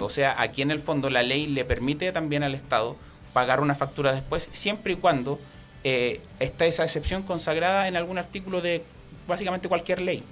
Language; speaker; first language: Spanish; native; Spanish